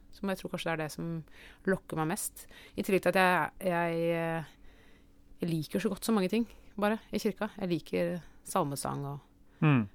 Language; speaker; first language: Norwegian; native; Norwegian